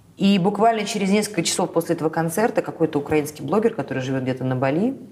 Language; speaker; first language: Russian; native; Russian